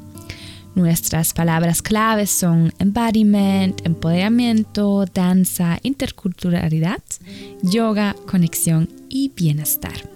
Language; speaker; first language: Spanish; non-native, fluent; German